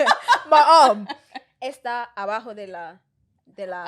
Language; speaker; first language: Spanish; non-native, fluent; English